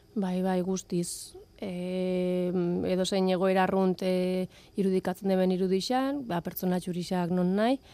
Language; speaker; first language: Basque; native; Basque